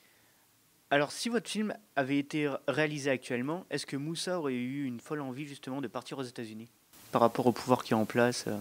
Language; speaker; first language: French; native; French